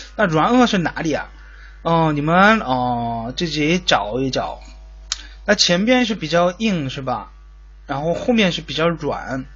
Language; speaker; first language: Chinese; non-native, fluent; Korean